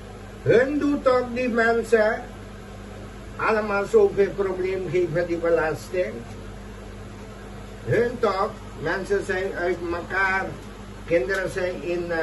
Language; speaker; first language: Dutch; non-native, local second language; Caribbean Hindustani